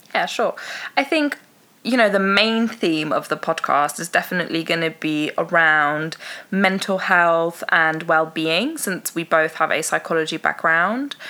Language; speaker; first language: English; early bilingual, other home language; Persian